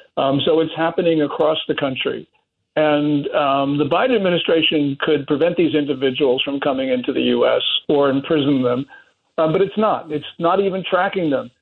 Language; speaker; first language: English; native; English